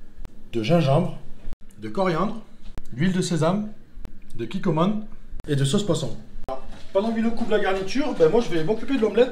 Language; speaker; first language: French; native; French